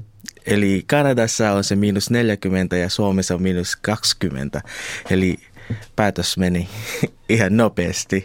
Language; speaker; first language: Finnish; non-native, learner; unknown